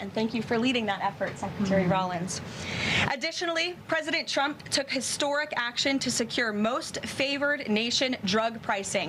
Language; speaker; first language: English; native; English